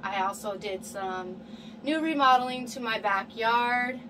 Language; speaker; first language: English; native; English